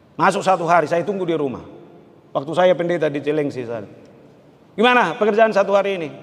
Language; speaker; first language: Indonesian; non-native, local second language; Batak Toba